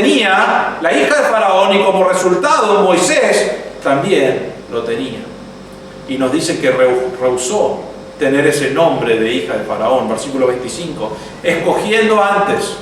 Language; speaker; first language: Spanish; native; Spanish